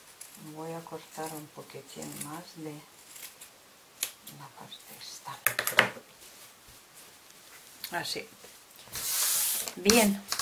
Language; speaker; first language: Spanish; non-native, fluent; Russian